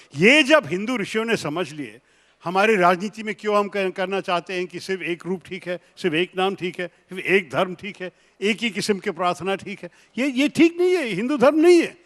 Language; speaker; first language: Hindi; non-native, local second language; Malayalam